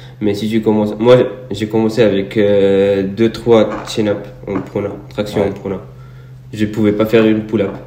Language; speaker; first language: French; non-native, local second language; Arabic